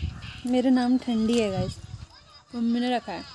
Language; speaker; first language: Hindi; native; Hindi